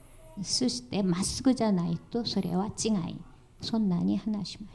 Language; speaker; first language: Japanese; non-native, fluent; Korean